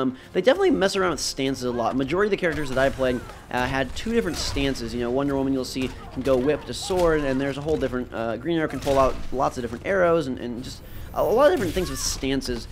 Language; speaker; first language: English; native; English